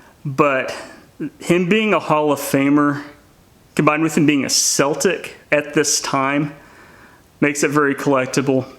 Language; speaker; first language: English; native; English